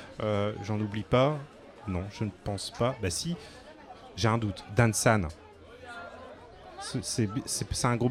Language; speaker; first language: French; native; French